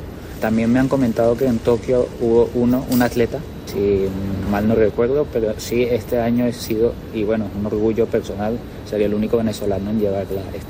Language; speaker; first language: Spanish; native; Spanish